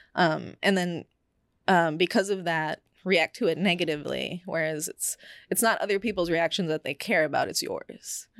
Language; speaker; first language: English; early bilingual, other home language; Spanish